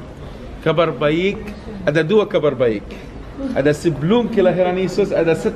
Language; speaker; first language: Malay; non-native, learner; Arabic